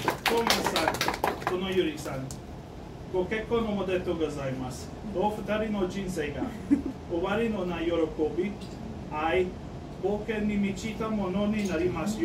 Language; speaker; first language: Japanese; non-native, learner; English